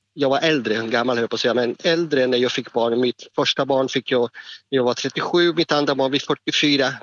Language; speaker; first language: Swedish; non-native, fluent; Spanish